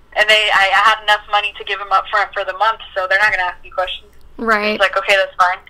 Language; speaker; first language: English; native; English